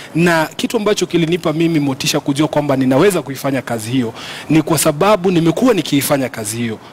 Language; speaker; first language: Swahili; non-native, local second language; Luyia